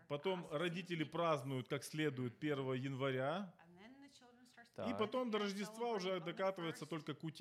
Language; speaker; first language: Russian; native; Russian